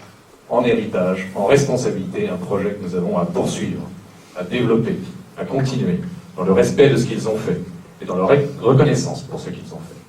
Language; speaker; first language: French; native; French